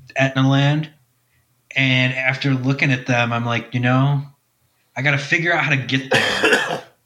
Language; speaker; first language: English; native; English